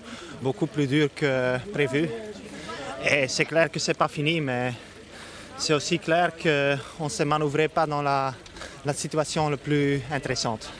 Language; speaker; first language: French; non-native, fluent; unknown